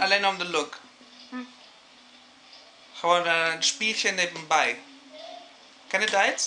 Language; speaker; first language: Dutch; non-native, fluent; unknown